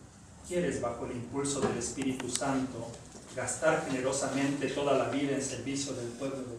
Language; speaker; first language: Spanish; native; Spanish